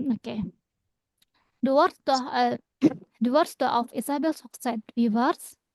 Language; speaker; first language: German; non-native, fluent; Indonesian